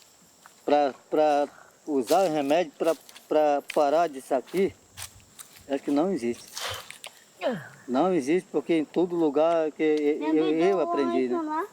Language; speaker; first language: Portuguese; non-native, local second language; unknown